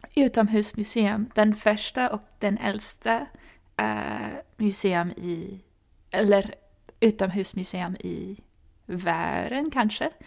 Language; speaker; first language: Swedish; non-native, fluent; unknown